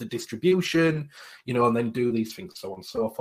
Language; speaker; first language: English; native; English